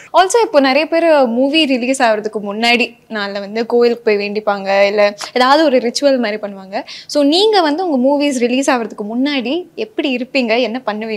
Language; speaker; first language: Tamil; native; Tamil